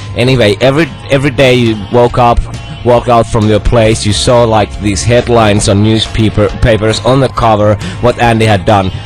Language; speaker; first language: English; non-native, fluent; Finnish